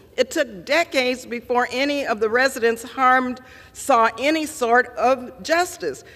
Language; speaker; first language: English; native; English